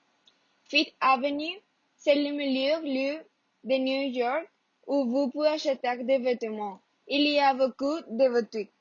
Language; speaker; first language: French; non-native, learner; Spanish